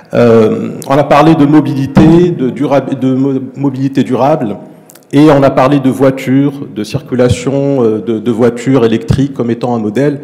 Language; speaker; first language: French; non-native, local second language; Arabic